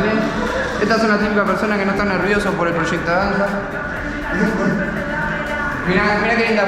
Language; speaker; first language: Spanish; native; Spanish